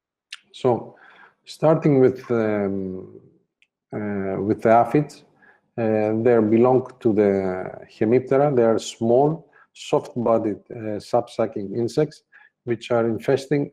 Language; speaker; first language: English; non-native, fluent; Greek